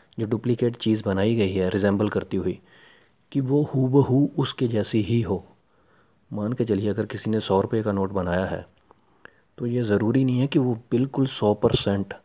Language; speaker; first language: Hindi; non-native, local second language; Punjabi